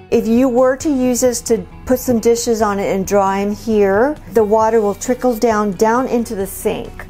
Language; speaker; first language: English; non-native, fluent; Spanish